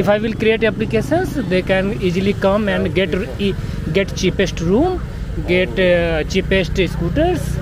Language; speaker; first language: English; non-native, learner; Hindi